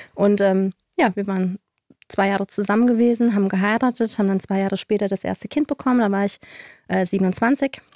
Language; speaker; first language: German; non-native, fluent; Polish